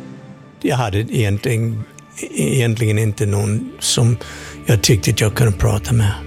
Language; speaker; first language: Swedish; non-native, fluent; English